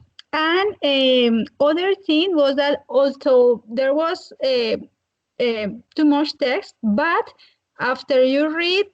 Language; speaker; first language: English; non-native, fluent; Spanish